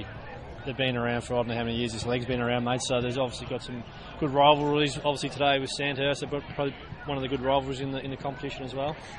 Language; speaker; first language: English; native; English